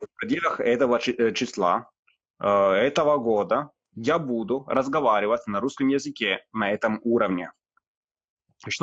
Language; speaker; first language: Russian; non-native, fluent; Italian